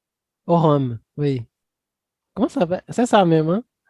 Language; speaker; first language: French; non-native, fluent; Portuguese